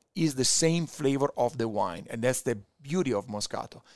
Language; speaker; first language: English; non-native, fluent; Italian